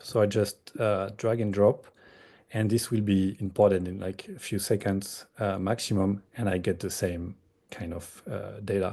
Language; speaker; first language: English; non-native, fluent; French